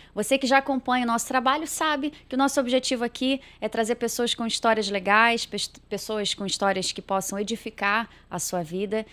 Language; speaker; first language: Portuguese; native; Portuguese